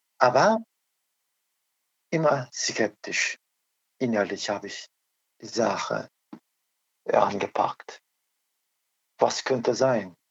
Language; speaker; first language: German; non-native, learner; Turkish